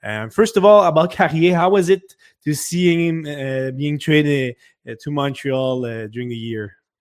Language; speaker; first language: English; non-native, fluent; French